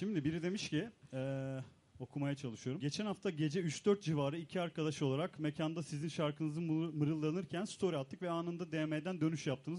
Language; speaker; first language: Turkish; native; Turkish